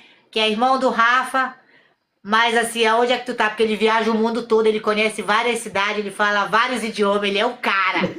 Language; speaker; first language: Portuguese; native; Portuguese